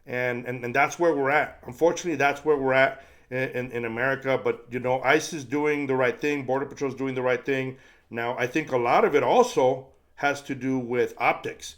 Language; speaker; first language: English; native; English